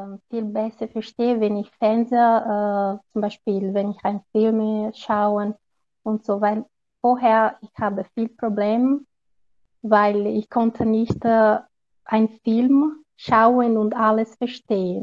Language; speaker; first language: German; non-native, learner; Portuguese